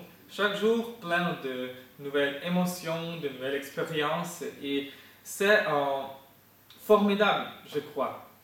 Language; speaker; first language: French; non-native, fluent; Ukrainian